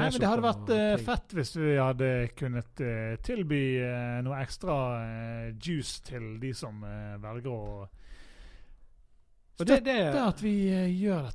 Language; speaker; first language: Norwegian; native; Norwegian